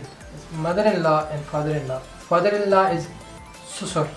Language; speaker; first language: English; non-native, local second language; Urdu